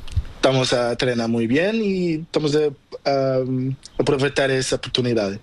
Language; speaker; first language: Spanish; non-native, learner; Portuguese